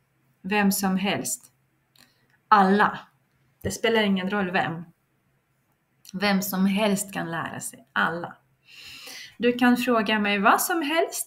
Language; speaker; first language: Swedish; non-native, fluent; Russian